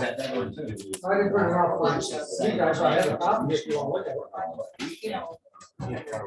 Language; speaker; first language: English; native; English